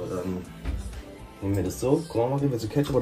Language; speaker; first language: German; native; German